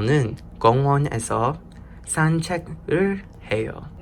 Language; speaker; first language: Korean; non-native, learner; English